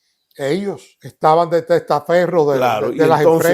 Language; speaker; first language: Spanish; native; Spanish